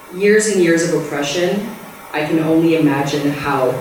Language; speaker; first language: English; early bilingual, other home language; Spanish